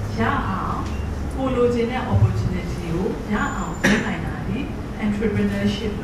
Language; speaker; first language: English; non-native, fluent; Burmese